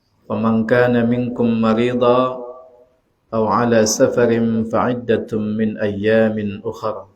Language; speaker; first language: Arabic; non-native, fluent; Indonesian